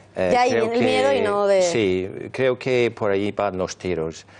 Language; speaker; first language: Spanish; non-native, fluent; English